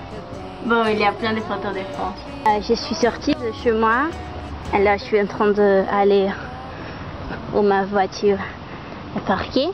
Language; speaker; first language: French; non-native, learner; Portuguese